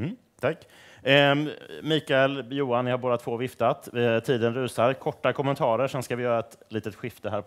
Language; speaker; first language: Swedish; native; Swedish